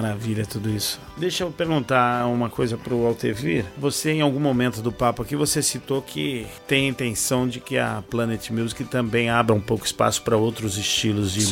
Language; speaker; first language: Portuguese; native; Portuguese